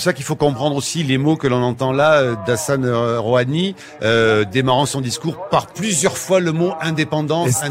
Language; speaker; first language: French; native; French